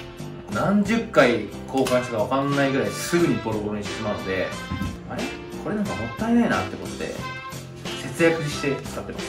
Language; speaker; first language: Japanese; native; Japanese